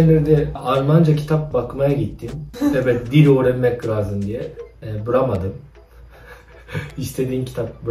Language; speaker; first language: Turkish; non-native, fluent; Japanese